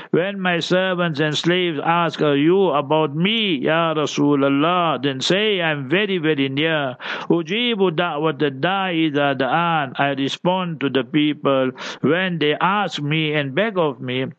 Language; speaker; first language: English; early bilingual, other home language; Urdu